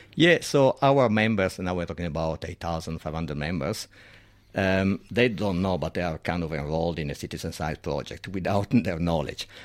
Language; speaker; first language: English; non-native, fluent; Italian